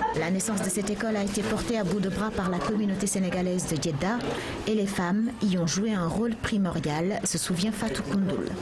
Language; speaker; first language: French; non-native, local second language; Wolof